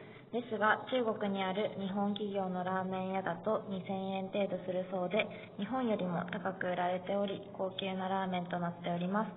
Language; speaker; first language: Japanese; native; Japanese